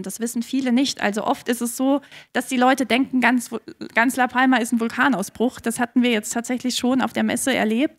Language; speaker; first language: German; native; German